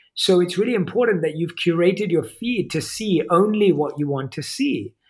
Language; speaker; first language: English; native; English